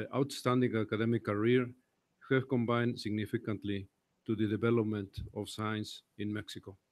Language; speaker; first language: English; non-native, fluent; Spanish